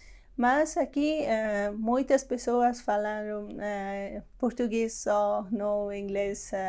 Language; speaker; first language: Portuguese; non-native, learner; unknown